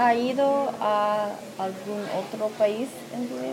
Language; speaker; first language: Spanish; non-native, fluent; English